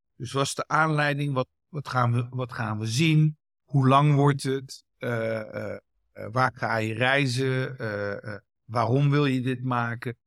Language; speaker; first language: Dutch; early bilingual, other home language; Kurdish